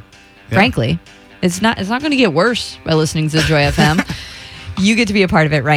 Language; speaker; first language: English; native; English